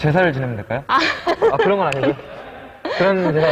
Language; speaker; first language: Korean; native; Korean